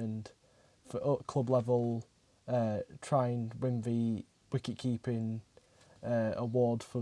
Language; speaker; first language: English; native; English